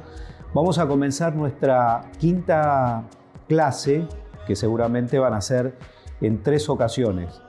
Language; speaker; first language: Spanish; native; Spanish